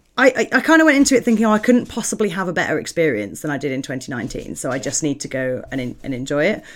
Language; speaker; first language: English; native; English